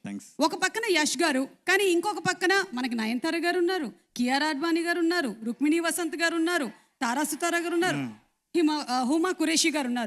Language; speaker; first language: Telugu; native; Telugu